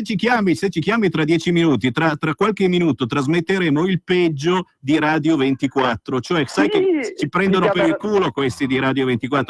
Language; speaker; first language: Italian; native; Italian